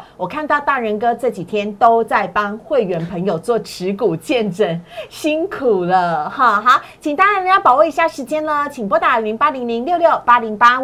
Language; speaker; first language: Chinese; native; Chinese